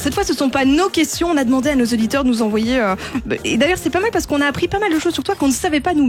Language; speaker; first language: French; native; French